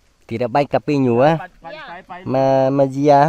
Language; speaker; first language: Portuguese; non-native, learner; Vietnamese